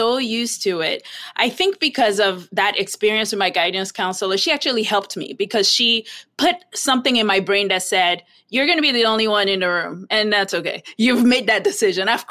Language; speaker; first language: English; non-native, local second language; Yoruba